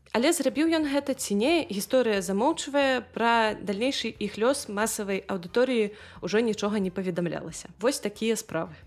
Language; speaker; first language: Belarusian; non-native, local second language; Russian